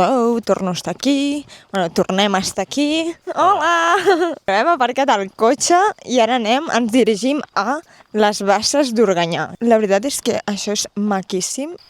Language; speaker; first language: Catalan; native; Catalan